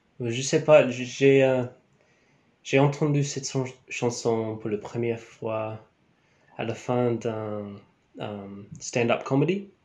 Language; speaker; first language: French; non-native, learner; English